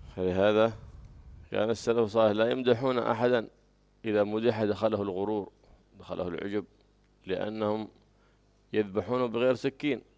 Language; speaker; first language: Arabic; native; Arabic